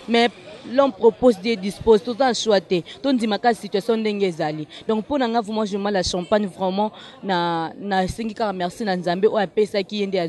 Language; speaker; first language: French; non-native, local second language; Lingala